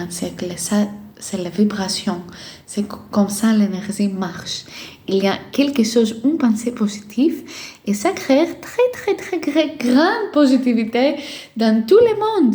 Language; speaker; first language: French; non-native, fluent; Greek